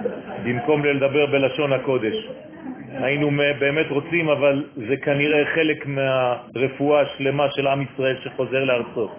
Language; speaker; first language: Hebrew; non-native, fluent; French